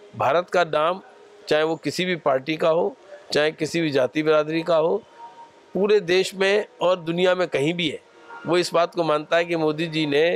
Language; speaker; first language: Hindi; native; Hindi